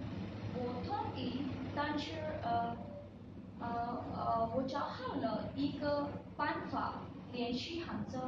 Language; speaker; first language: Chinese; non-native, learner; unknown